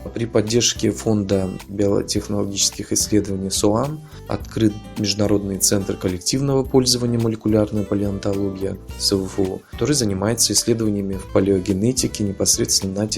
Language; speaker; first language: Russian; non-native, local second language; Yakut